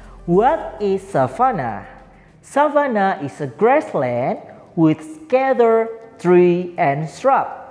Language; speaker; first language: English; non-native, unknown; Indonesian